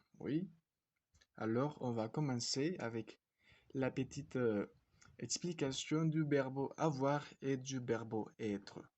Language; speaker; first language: French; non-native, fluent; Spanish